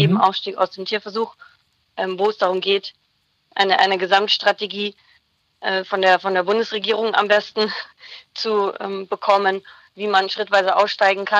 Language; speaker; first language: German; native; German